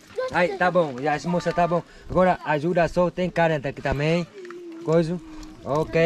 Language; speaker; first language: Portuguese; non-native, learner; Vietnamese